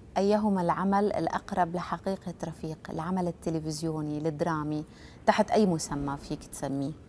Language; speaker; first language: Arabic; native; Arabic